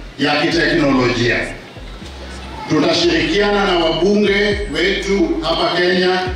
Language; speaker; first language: Swahili; non-native, local second language; Luo (Kenya and Tanzania)